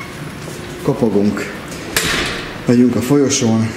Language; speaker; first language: Hungarian; native; Hungarian